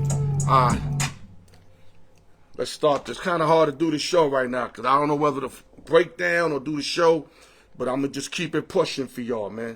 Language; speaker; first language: English; native; English